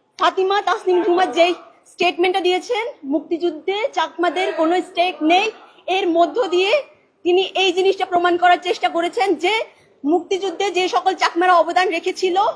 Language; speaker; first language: Bangla; non-native, local second language; Chakma